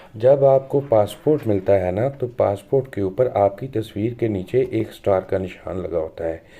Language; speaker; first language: Urdu; non-native, local second language; Punjabi